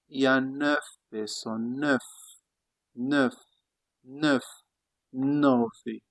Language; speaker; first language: French; non-native, fluent; Italian